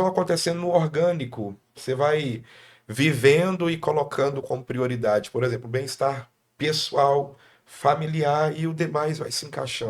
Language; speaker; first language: Portuguese; native; Portuguese